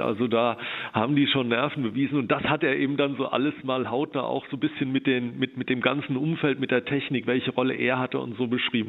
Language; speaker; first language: German; native; German